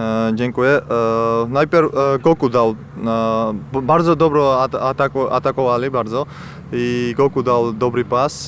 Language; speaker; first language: Polish; non-native, learner; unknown